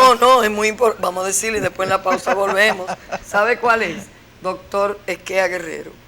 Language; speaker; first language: Spanish; native; Spanish